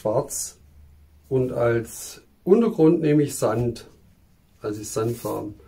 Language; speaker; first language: German; native; German